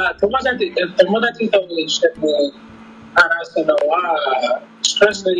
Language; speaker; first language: Japanese; non-native, learner; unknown